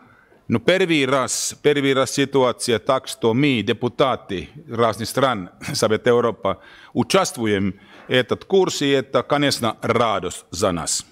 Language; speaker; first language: Russian; non-native, learner; Finnish